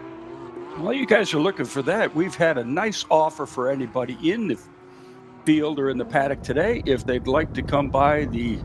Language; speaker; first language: English; native; English